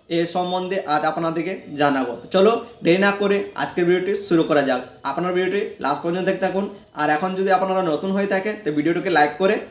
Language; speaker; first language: Bangla; non-native, local second language; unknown